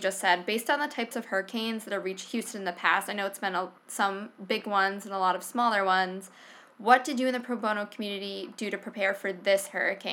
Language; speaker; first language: English; native; English